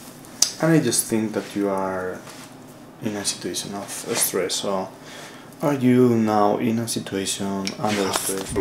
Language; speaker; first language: English; non-native, learner; Spanish